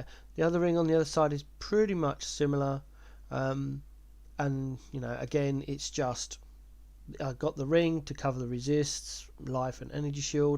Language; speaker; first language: English; native; English